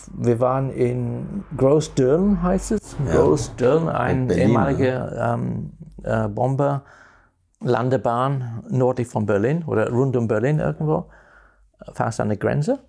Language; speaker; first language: German; non-native, fluent; English